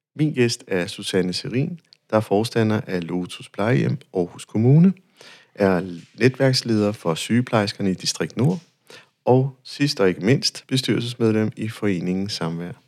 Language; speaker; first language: Danish; non-native, fluent; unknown